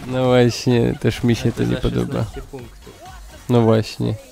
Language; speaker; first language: Polish; native; Polish